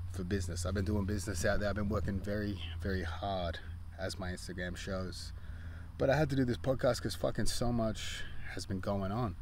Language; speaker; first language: English; native; English